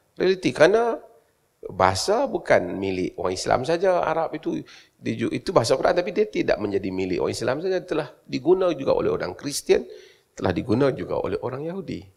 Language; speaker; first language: Malay; native; Malay